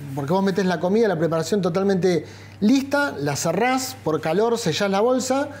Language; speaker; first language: Spanish; native; Spanish